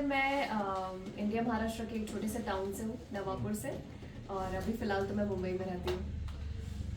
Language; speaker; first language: Hindi; native; Hindi